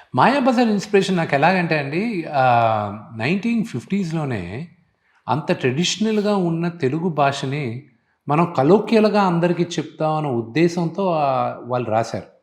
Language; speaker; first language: Telugu; native; Telugu